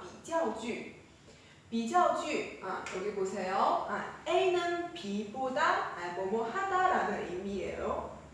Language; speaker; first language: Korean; non-native, fluent; Chinese